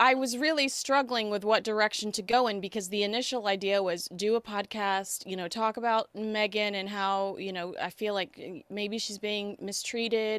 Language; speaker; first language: English; native; English